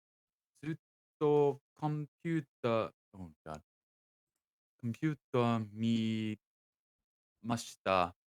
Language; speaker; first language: Japanese; non-native, learner; English